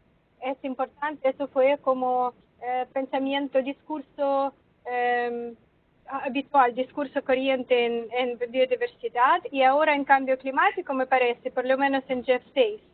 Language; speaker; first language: Spanish; non-native, fluent; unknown